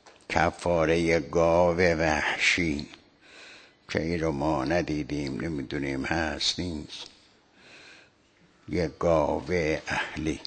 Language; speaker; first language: Persian; native; Persian